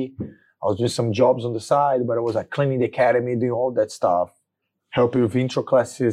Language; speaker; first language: English; non-native, fluent; Portuguese